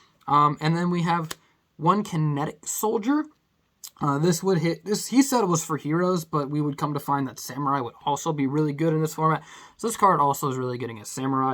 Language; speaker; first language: English; native; English